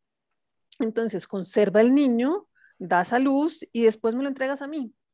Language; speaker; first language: Spanish; native; Spanish